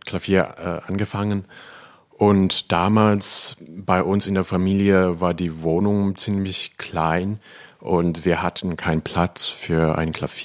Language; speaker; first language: German; non-native, fluent; Cantonese